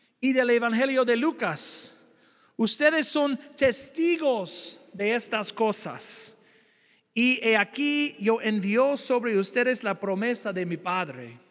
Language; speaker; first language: Spanish; non-native, fluent; English